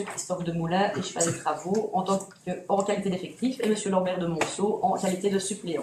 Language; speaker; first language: French; native; French